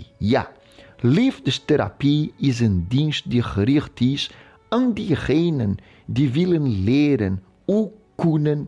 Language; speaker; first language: Dutch; non-native, fluent; Portuguese